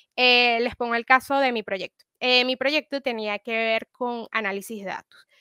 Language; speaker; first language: Spanish; native; Spanish